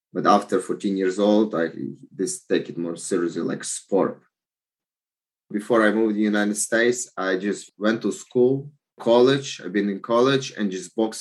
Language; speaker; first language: English; non-native, learner; Ukrainian